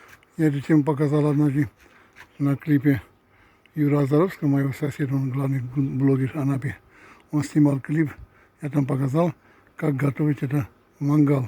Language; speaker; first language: Russian; non-native, fluent; Armenian